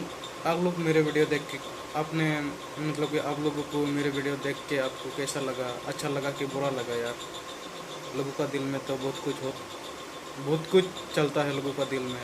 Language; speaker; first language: Hindi; non-native, local second language; Santali